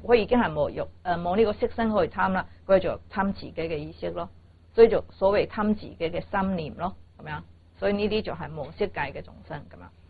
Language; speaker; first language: Cantonese; non-native, fluent; Chinese